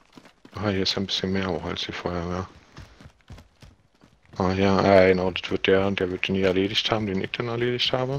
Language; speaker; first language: German; native; German